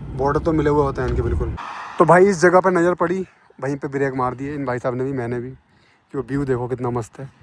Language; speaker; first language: Hindi; native; Hindi